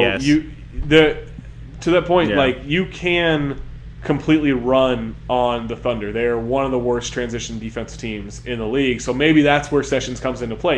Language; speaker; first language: English; native; English